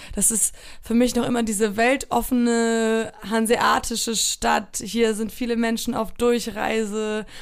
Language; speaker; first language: German; early bilingual, other home language; Polish